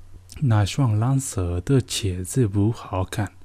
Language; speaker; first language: Chinese; non-native, learner; Mongolian